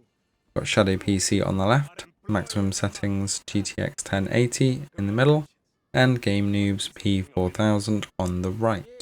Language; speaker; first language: English; native; English